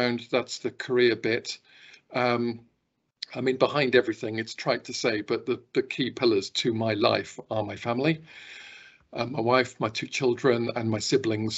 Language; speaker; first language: English; native; English